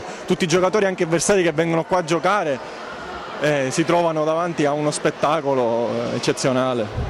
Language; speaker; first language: Italian; native; Italian